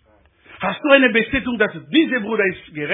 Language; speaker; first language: German; non-native, learner; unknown